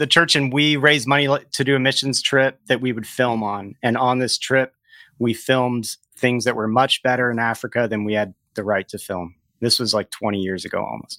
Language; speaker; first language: English; native; English